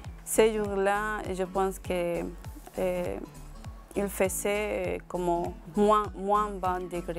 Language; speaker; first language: French; non-native, learner; Spanish